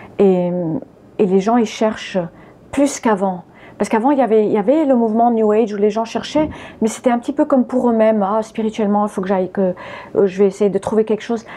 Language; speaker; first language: French; early bilingual, other home language; English